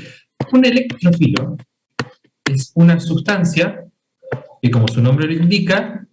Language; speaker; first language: Spanish; native; Spanish